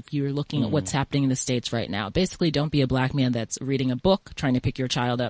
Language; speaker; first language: English; native; English